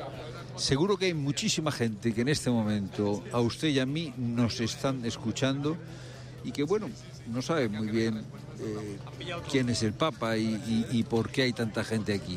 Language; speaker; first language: Spanish; native; Spanish